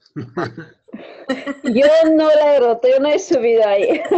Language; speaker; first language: Spanish; non-native, fluent; Romanian